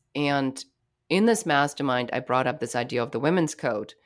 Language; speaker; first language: English; non-native, fluent; German